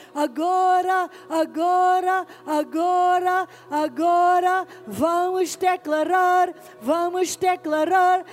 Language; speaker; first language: Portuguese; non-native, learner; English